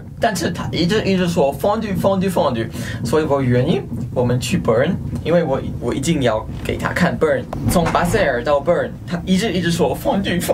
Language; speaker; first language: Chinese; non-native, fluent; German